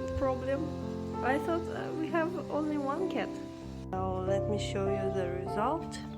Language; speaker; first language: English; non-native, fluent; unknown